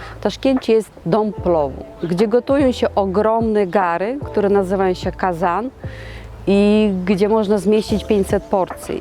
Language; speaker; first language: Polish; non-native, fluent; Russian